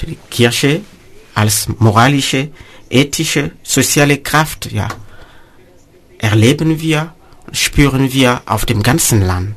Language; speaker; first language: German; non-native, fluent; Mossi